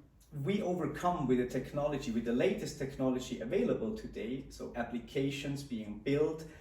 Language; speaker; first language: English; non-native, fluent; Swiss German